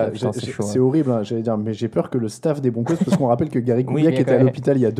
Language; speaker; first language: French; native; French